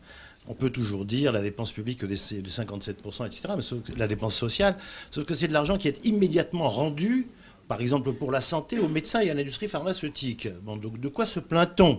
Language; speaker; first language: French; native; French